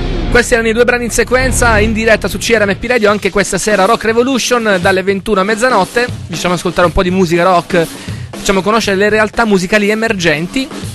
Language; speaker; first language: Italian; native; Italian